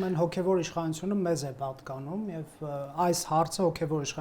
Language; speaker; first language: Armenian; native; Armenian